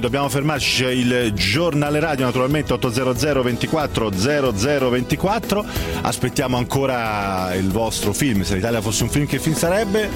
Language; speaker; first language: Italian; native; Italian